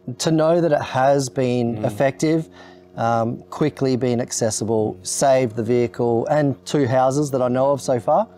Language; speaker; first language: English; native; English